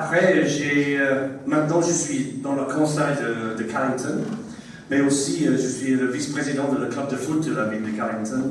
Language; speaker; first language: French; non-native, learner; English